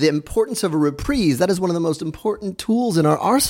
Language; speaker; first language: English; native; English